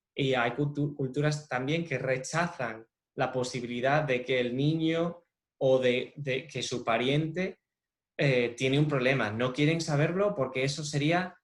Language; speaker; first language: Spanish; non-native, fluent; English